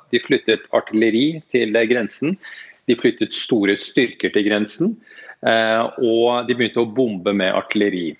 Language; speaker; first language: Norwegian; native; Norwegian